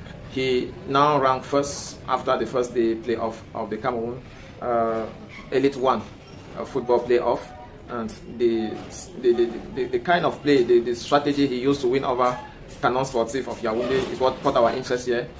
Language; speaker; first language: English; non-native, local second language; French